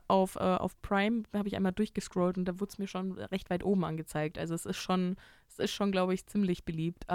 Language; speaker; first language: German; native; German